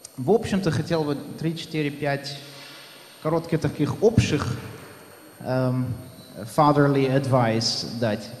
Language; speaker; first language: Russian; non-native, fluent; Dutch